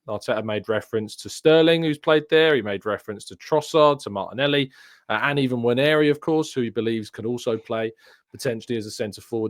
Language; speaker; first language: English; native; English